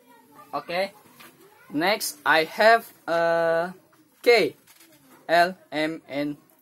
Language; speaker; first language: English; non-native, learner; Indonesian